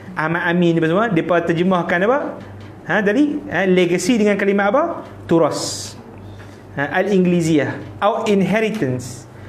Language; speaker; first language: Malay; native; Malay